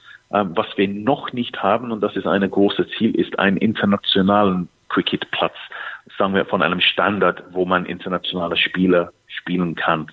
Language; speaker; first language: German; non-native, fluent; English